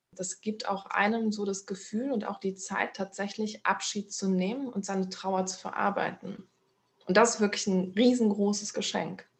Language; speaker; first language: German; early bilingual, other home language; Turkish